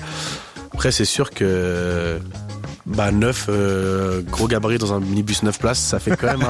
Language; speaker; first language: French; native; French